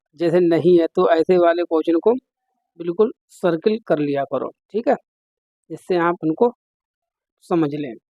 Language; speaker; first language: Hindi; native; Hindi